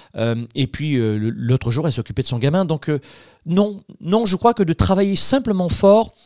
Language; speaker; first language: French; native; French